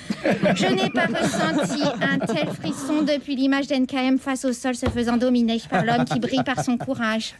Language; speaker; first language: French; native; French